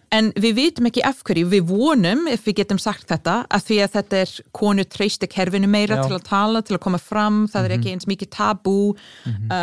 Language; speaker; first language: Icelandic; non-native, fluent; English